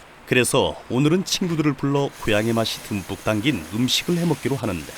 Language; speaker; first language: Korean; native; Korean